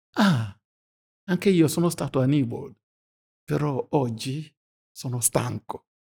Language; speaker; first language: Italian; non-native, fluent; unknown